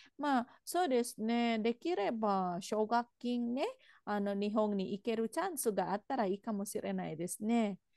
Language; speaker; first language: Japanese; non-native, fluent; Indonesian